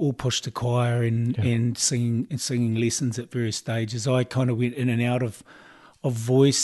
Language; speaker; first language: English; native; English